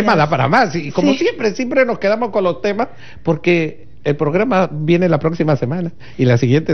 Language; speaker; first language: Spanish; native; Spanish